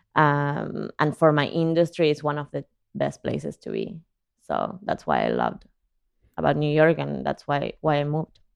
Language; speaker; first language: English; non-native, fluent; Spanish